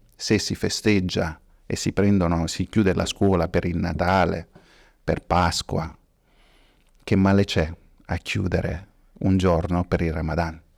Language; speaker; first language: Italian; early bilingual, other home language; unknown